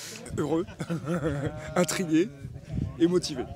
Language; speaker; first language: French; non-native, fluent; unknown